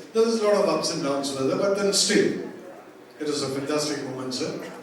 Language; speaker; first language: English; non-native, local second language; Malayalam